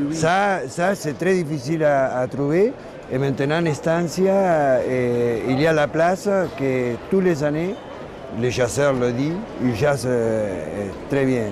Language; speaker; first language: French; non-native, learner; Spanish